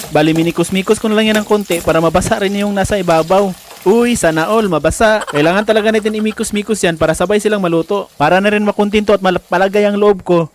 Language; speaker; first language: Filipino; non-native, local second language; Cebuano